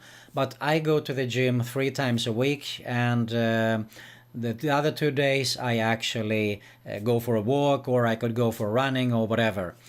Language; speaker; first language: English; non-native, fluent; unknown